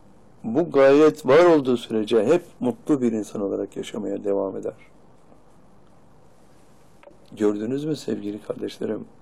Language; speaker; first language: Turkish; native; Turkish